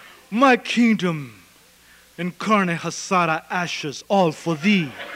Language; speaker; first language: English; early bilingual, other home language; Spanish